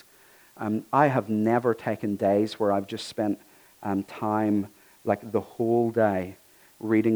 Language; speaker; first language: English; native; English